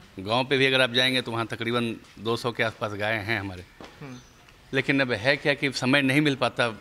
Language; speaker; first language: Hindi; native; Hindi